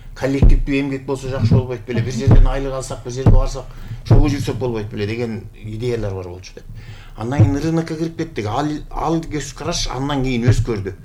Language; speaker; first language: Kyrgyz; native; Kyrgyz